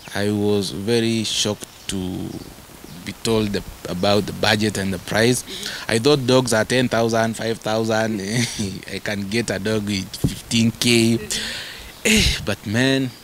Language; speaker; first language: English; non-native, local second language; Masai